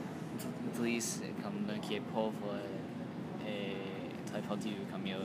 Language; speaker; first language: French; non-native, learner; English